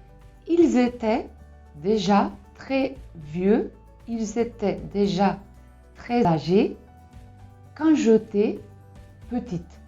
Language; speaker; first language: French; non-native, fluent; Spanish